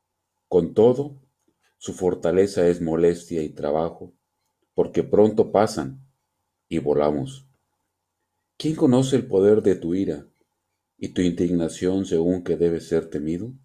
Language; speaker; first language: Spanish; native; Spanish